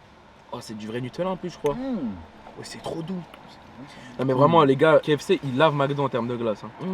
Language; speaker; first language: French; native; French